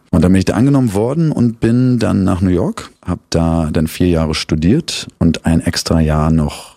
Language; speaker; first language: German; native; German